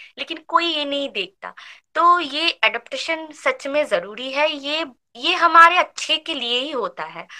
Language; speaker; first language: Hindi; non-native, local second language; Bangla